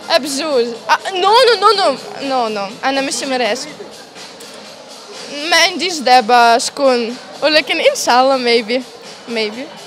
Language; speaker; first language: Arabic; non-native, learner; Russian